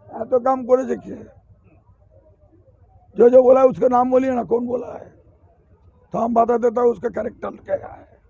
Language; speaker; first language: Hindi; non-native, local second language; Bangla